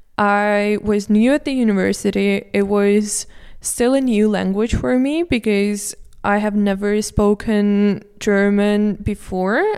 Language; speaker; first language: English; non-native, fluent; Russian